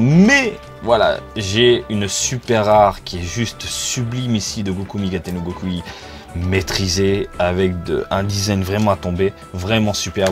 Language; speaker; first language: French; native; French